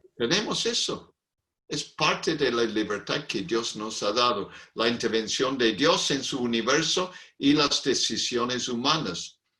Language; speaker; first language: Spanish; non-native, fluent; English